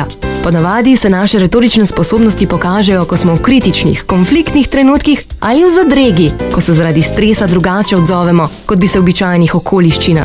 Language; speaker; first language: Slovenian; native; Slovenian